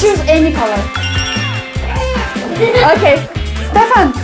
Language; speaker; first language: English; non-native, fluent; Russian